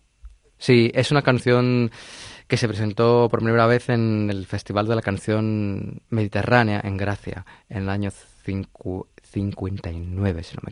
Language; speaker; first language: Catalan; non-native, learner; Greek